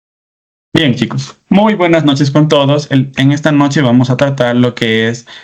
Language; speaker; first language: Spanish; native; Spanish